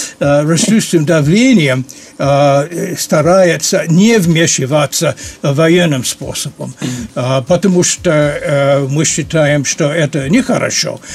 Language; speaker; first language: Russian; non-native, fluent; English